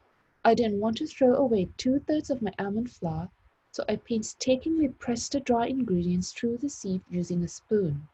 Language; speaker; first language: English; non-native, fluent; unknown